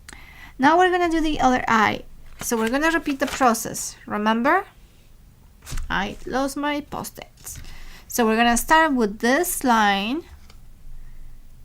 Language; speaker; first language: English; non-native, fluent; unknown